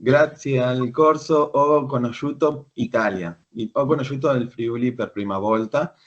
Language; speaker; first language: Italian; non-native, learner; Spanish